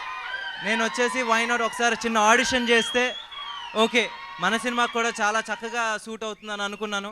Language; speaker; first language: Telugu; native; Telugu